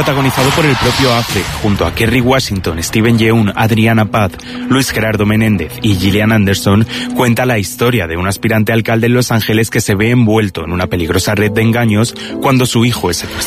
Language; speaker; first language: Spanish; native; Spanish